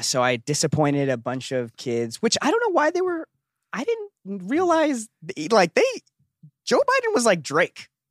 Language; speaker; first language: English; native; English